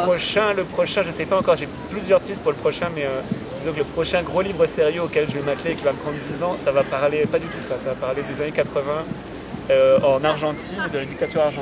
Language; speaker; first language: French; native; French